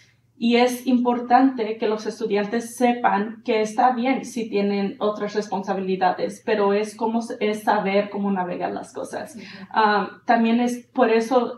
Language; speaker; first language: Spanish; early bilingual, heritage; Spanish